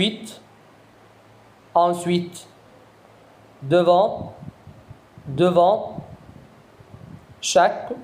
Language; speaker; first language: French; non-native, fluent; Arabic